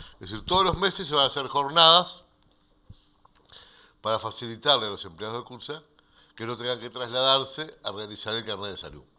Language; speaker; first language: Spanish; native; Spanish